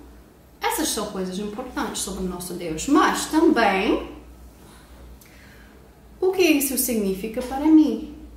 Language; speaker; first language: Portuguese; non-native, fluent; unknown